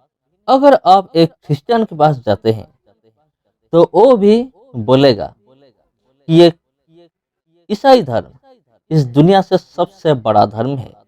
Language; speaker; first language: Hindi; non-native, local second language; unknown